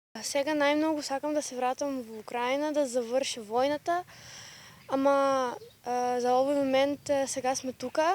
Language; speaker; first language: Macedonian; early bilingual, other home language; Ukrainian